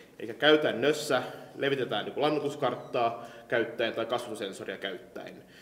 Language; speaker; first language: Finnish; non-native, local second language; Swedish